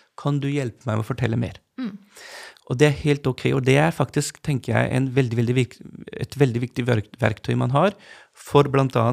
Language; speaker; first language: Norwegian; early bilingual, other home language; Urdu